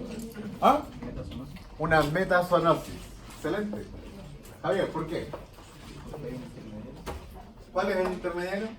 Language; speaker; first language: Spanish; native; Spanish